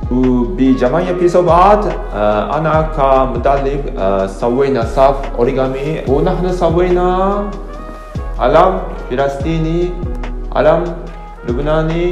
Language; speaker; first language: Arabic; non-native, learner; Japanese